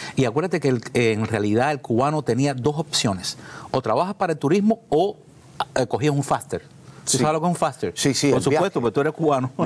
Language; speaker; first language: Spanish; native; Spanish